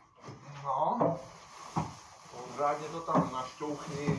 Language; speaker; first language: Czech; native; Czech